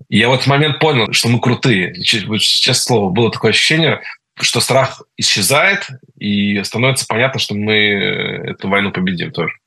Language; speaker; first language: Russian; early bilingual, heritage; Russian